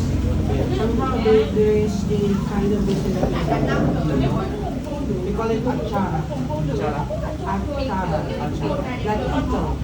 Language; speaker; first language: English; non-native, local second language; Filipino